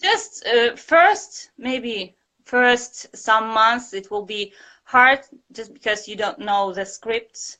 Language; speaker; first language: English; non-native, fluent; Russian